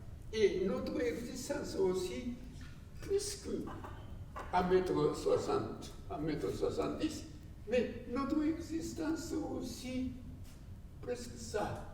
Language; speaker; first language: French; non-native, learner; Japanese